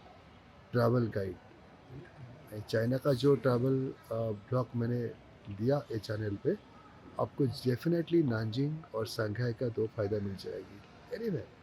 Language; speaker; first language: Hindi; non-native, local second language; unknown